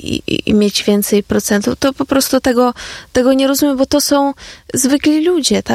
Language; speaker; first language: Polish; non-native, fluent; Ukrainian